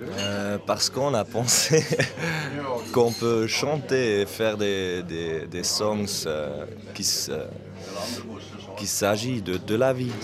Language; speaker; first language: French; non-native, local second language; German